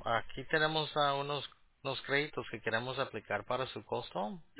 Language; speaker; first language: Spanish; early bilingual, heritage; Spanish